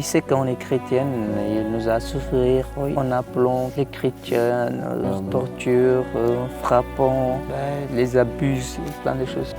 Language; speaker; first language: French; non-native, learner; Tigrinya